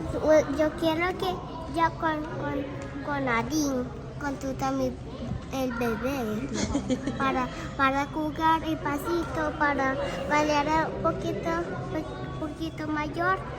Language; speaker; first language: Spanish; early bilingual, other home language; Filipino